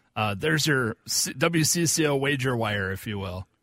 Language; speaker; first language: English; native; English